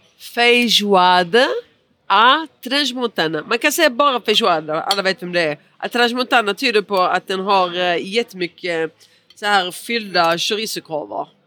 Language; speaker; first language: Swedish; early bilingual, other home language; Portuguese